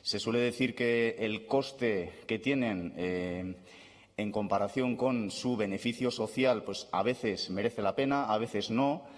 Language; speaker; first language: Spanish; native; Spanish